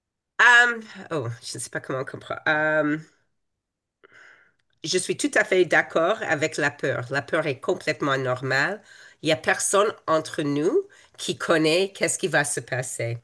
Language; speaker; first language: French; non-native, fluent; English